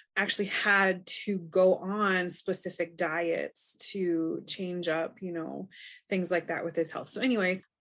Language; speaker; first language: English; native; English